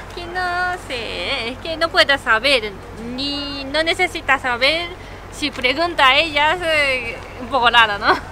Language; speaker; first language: Spanish; non-native, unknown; Japanese